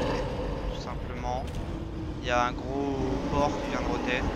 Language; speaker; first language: French; native; French